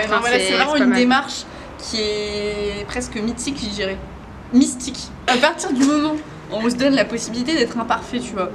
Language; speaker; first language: French; native; French